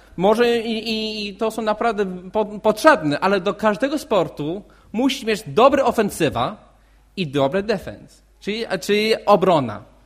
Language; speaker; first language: Polish; non-native, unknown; English